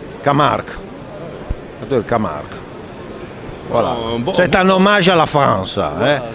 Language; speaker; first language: French; non-native, fluent; Italian